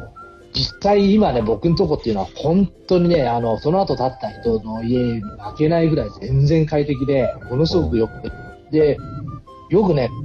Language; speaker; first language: Japanese; native; Japanese